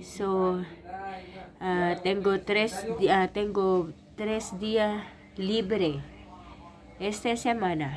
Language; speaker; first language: Spanish; non-native, learner; Filipino